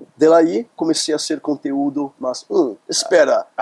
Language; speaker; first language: Spanish; non-native, learner; Portuguese